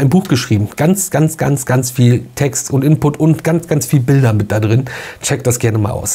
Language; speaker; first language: German; native; German